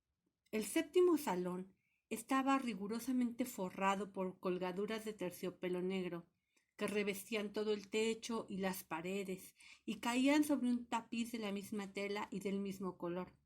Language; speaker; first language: Spanish; native; Spanish